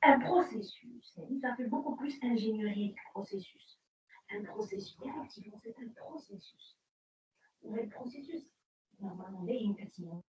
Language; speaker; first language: French; non-native, local second language; Arabic